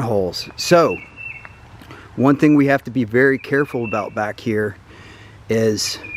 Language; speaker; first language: English; native; English